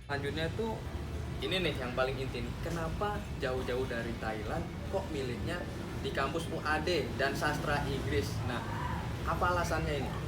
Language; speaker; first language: Indonesian; native; Indonesian